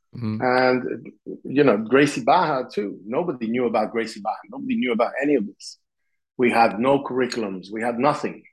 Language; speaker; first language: English; non-native, fluent; Italian